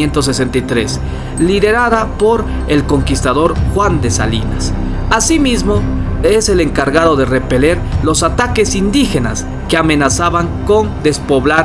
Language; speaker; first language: Spanish; native; Spanish